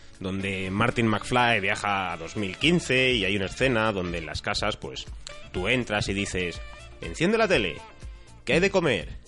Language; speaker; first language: Spanish; native; Spanish